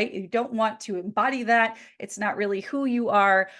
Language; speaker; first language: English; native; English